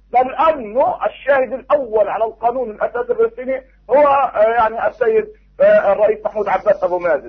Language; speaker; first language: Arabic; native; Arabic